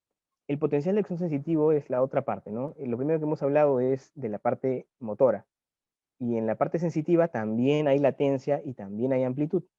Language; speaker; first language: Spanish; native; Spanish